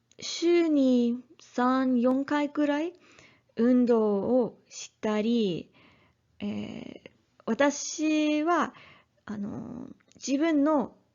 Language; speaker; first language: Japanese; non-native, learner; English